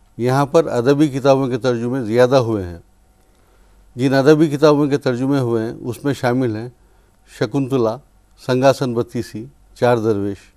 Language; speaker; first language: Urdu; native; Urdu